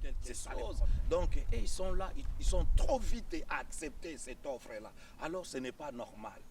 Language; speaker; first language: French; non-native, local second language; Lingala